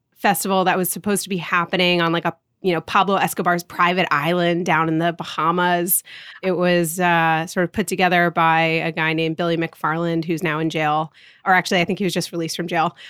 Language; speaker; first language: English; native; English